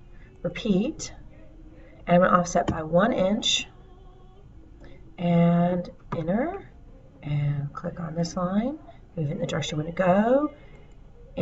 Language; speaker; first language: English; native; English